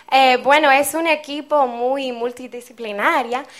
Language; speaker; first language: Spanish; non-native, fluent; English